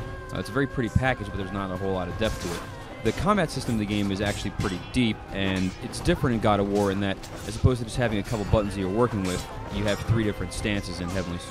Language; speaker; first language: English; native; English